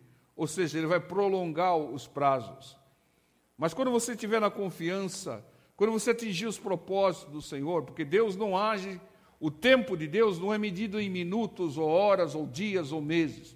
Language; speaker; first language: Portuguese; native; Portuguese